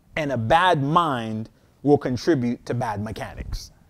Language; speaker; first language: English; native; English